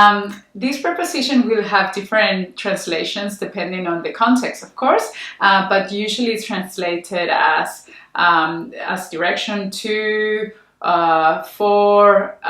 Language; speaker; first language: English; non-native, fluent; Spanish